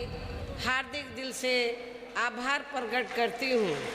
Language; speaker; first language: Hindi; native; Hindi